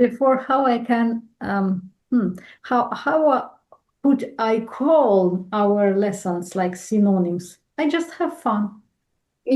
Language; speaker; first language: English; non-native, fluent; Russian